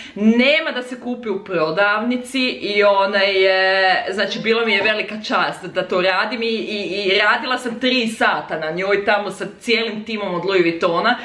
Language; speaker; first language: Serbian; early bilingual, heritage; Serbian